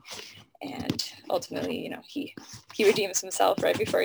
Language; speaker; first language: English; native; English